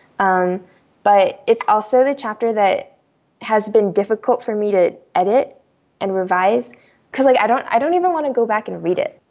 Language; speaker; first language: English; early bilingual, other home language; Chinese